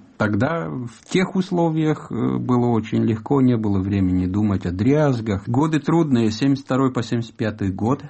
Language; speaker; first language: Russian; non-native, fluent; Italian